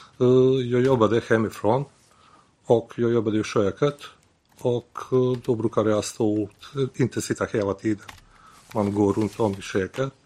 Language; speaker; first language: Swedish; non-native, learner; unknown